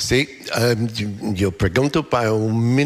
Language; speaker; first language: Spanish; non-native, learner; English